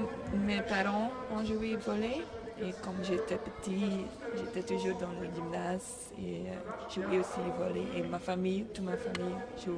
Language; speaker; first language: French; non-native, learner; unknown